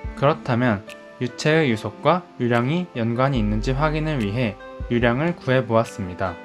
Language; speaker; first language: Korean; native; Korean